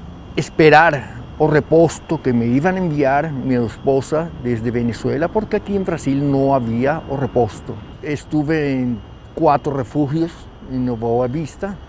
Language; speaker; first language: Portuguese; non-native, learner; Spanish